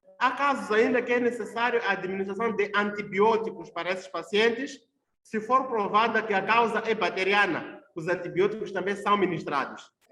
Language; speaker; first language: Portuguese; non-native, local second language; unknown